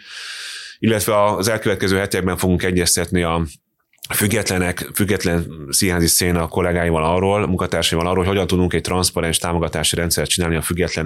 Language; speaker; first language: Hungarian; native; Hungarian